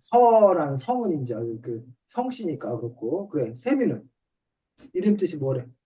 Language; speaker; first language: Korean; native; Korean